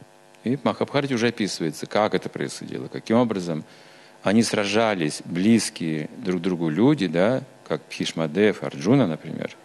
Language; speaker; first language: Russian; native; Russian